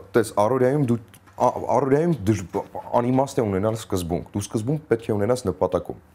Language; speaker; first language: Armenian; native; Armenian